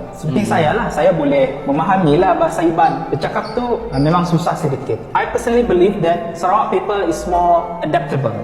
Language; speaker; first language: Malay; native; Malay